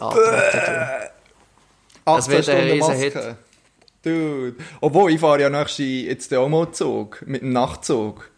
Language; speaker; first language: German; native; German